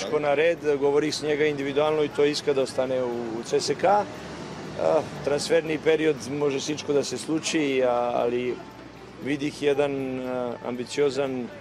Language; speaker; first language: Bulgarian; non-native, learner; Macedonian